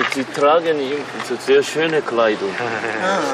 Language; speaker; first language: German; non-native, learner; Korean